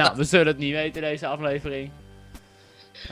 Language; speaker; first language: Dutch; native; Dutch